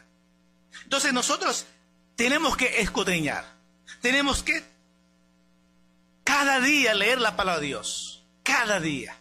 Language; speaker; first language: Spanish; native; Spanish